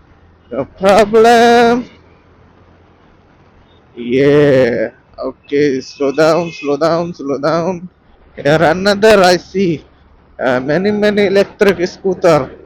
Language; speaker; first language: English; non-native, local second language; Bangla